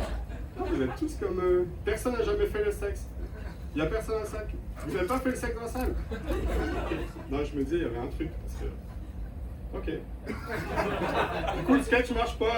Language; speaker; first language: French; native; French